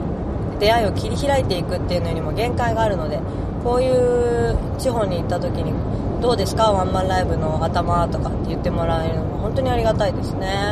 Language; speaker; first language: Japanese; native; Japanese